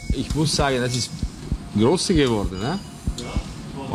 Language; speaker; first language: German; non-native, learner; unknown